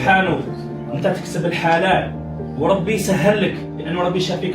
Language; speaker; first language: Arabic; native; Arabic